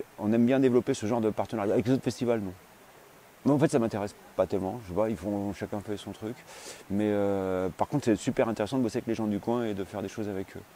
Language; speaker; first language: French; native; French